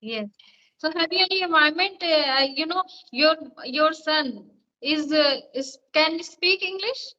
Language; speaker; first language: English; non-native, learner; Hindi